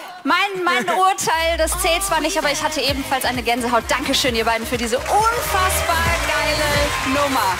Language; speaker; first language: German; native; German